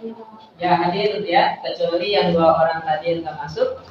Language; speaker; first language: Indonesian; native; Indonesian